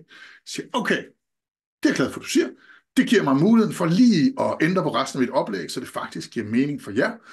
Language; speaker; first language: Danish; native; Danish